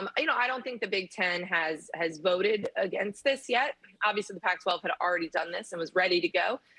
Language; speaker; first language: English; native; English